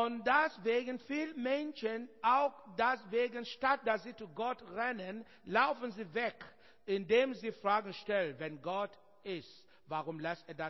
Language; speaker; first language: German; non-native, learner; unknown